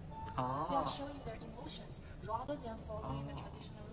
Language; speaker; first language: English; non-native, learner; Chinese